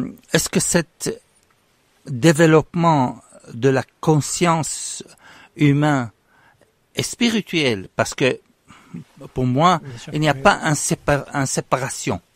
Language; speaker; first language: French; non-native, fluent; Arabic